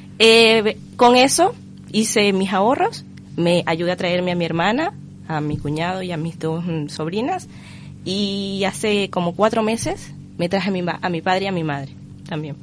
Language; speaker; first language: Spanish; native; Spanish